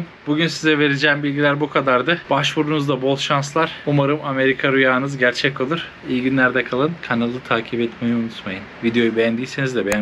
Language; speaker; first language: Turkish; native; Turkish